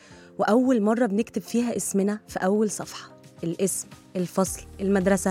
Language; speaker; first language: Arabic; native; Arabic